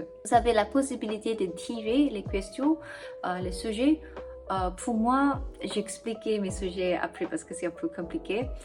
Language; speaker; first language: French; non-native, fluent; English